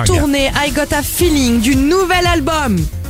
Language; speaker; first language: French; native; French